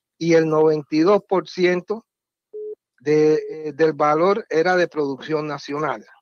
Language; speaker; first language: Spanish; native; Spanish